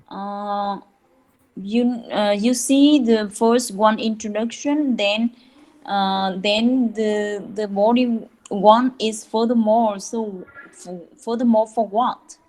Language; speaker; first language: English; non-native, learner; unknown